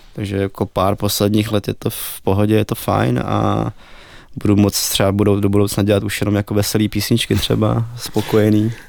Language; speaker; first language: Czech; early bilingual, other home language; Vietnamese